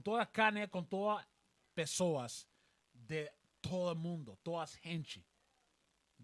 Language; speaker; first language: Portuguese; non-native, learner; Spanish